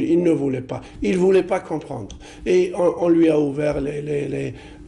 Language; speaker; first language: French; non-native, local second language; Arabic